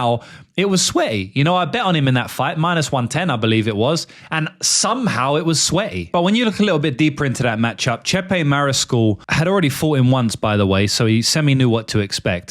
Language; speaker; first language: English; native; English